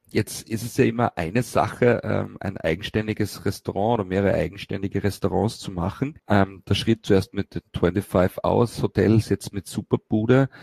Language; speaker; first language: German; native; German